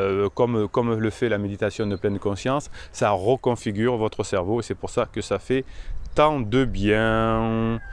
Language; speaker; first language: French; native; French